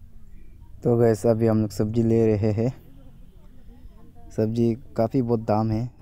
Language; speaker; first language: Hindi; non-native, local second language; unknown